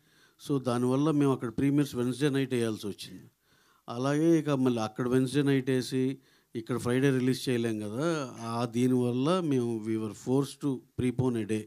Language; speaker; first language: Telugu; native; Telugu